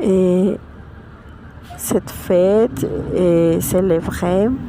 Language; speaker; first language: French; non-native, learner; Spanish